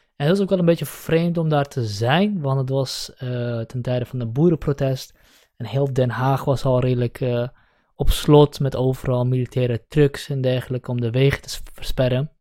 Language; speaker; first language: Dutch; early bilingual, other home language; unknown